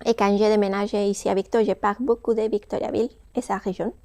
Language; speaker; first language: French; non-native, fluent; Spanish